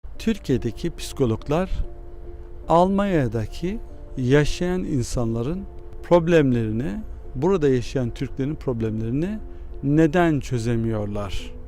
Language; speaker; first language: Turkish; early bilingual, heritage; Turkish